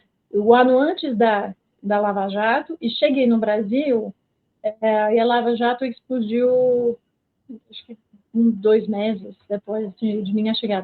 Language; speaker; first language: Portuguese; non-native, fluent; French